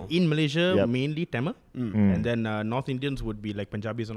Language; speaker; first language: English; non-native, local second language; Tamil